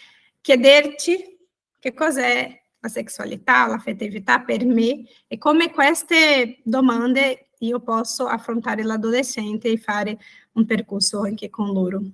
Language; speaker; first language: Italian; non-native, fluent; Portuguese